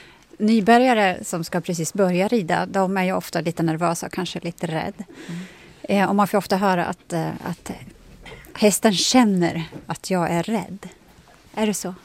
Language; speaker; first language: Swedish; native; Swedish